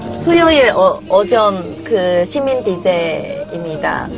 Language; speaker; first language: Korean; non-native, fluent; Chinese